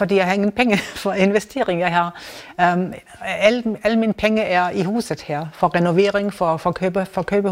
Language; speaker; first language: Danish; non-native, learner; German